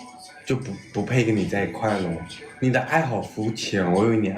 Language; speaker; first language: Chinese; native; Chinese